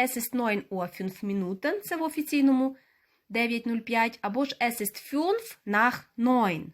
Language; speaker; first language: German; non-native, fluent; Ukrainian